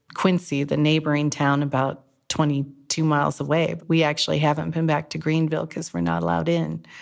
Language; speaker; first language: English; native; English